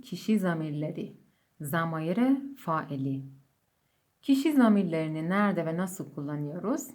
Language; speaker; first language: Turkish; non-native, fluent; Persian